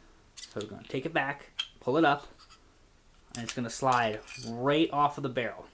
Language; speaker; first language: English; native; English